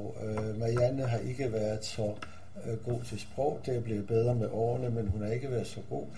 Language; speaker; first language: Danish; non-native, fluent; Polish